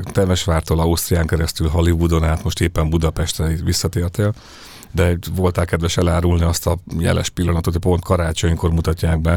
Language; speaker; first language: Hungarian; native; Hungarian